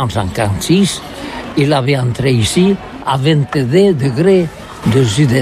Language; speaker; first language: French; non-native, learner; Catalan